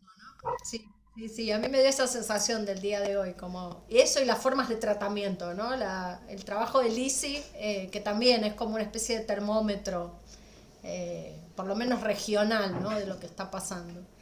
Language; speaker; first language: Spanish; native; Spanish